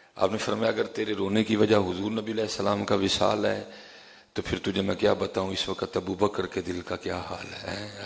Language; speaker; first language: Urdu; non-native, local second language; Punjabi